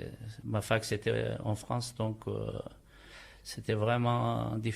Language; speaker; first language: French; non-native, fluent; Turkish